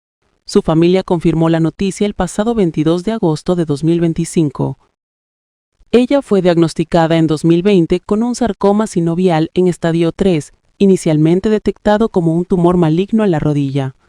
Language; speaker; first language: Spanish; native; Spanish